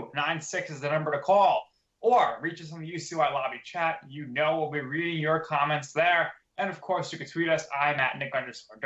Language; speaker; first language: English; native; English